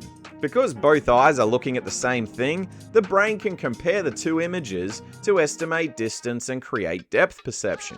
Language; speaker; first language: English; native; English